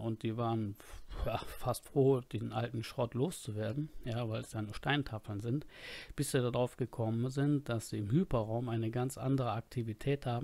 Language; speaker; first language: German; native; German